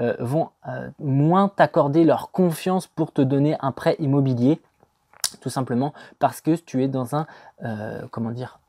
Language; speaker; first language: French; native; French